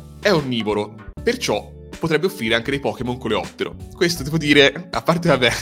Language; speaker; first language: Italian; native; Italian